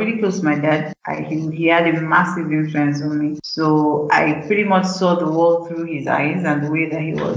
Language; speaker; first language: English; non-native, local second language; Yoruba